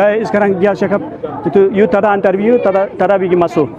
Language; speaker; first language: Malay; non-native, learner; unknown